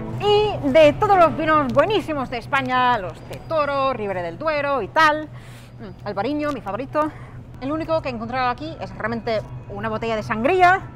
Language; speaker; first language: Spanish; non-native, fluent; English